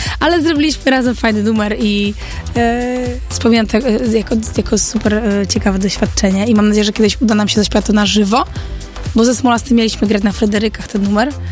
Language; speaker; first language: Polish; early bilingual, heritage; Polish